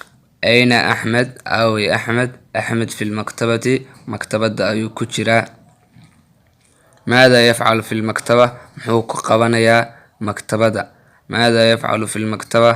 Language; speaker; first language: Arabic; non-native, fluent; Somali